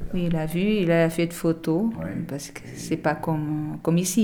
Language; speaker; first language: French; non-native, learner; Portuguese